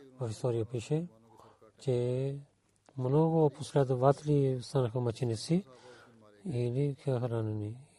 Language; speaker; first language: Bulgarian; non-native, learner; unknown